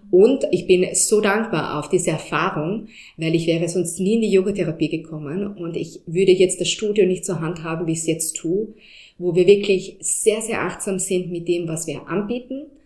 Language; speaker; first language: German; early bilingual, heritage; German